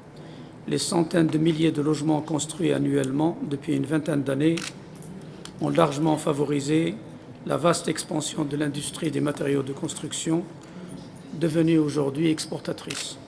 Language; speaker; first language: French; non-native, local second language; Arabic